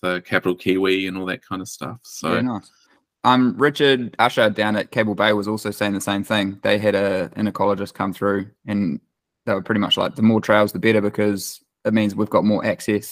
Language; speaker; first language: English; native; English